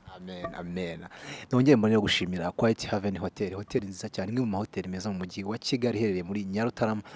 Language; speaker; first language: Kinyarwanda; native; Kinyarwanda